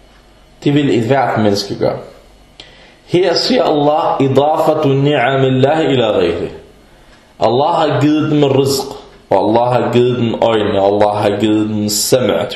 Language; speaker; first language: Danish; early bilingual, other home language; Arabic